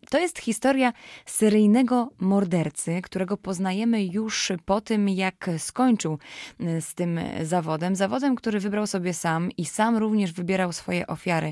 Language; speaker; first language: Polish; native; Polish